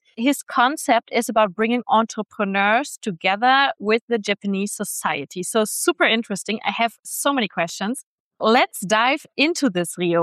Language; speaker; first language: English; non-native, fluent; German